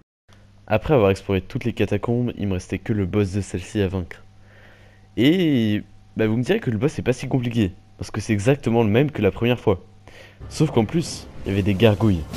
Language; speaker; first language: French; native; French